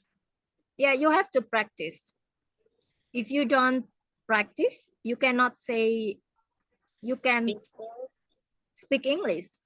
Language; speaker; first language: English; non-native, fluent; Indonesian